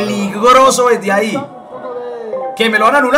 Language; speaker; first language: Spanish; native; Spanish